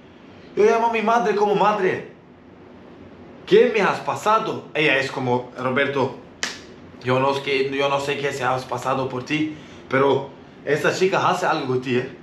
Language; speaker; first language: Spanish; non-native, learner; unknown